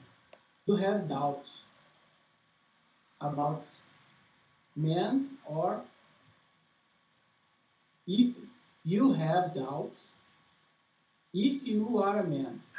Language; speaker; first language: English; non-native, learner; Portuguese